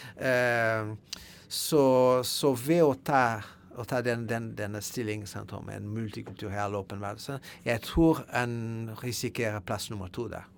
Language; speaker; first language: Norwegian; non-native, fluent; French